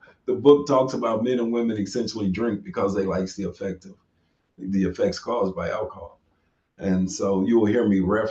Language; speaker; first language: English; native; English